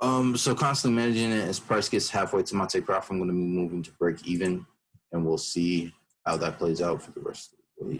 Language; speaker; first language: English; native; English